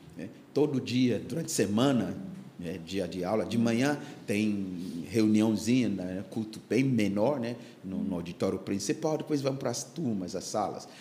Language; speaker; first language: Portuguese; non-native, fluent; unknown